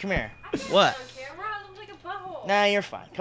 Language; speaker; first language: English; native; English